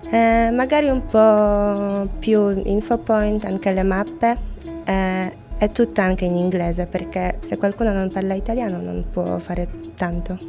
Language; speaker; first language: Italian; non-native, fluent; Polish